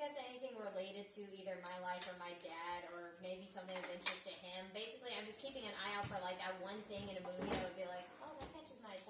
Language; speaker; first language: English; native; English